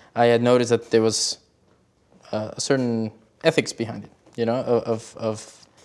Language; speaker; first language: English; early bilingual, other home language; Spanish